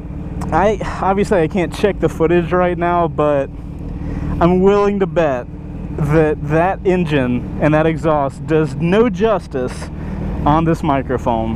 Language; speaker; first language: English; native; English